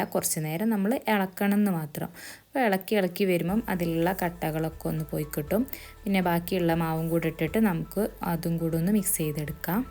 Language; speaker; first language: Malayalam; native; Malayalam